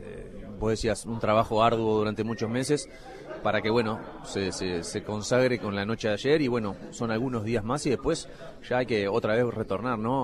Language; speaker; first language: Spanish; native; Spanish